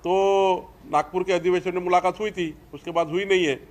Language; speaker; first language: Hindi; non-native, local second language; Marathi